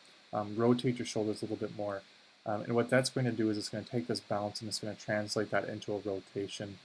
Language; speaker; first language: English; native; English